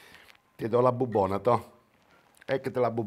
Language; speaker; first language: Italian; native; Italian